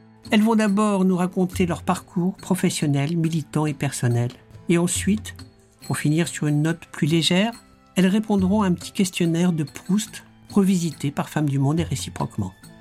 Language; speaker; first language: French; native; French